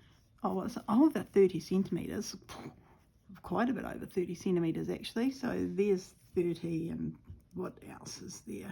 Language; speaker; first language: English; native; English